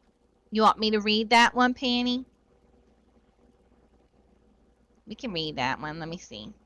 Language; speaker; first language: English; native; English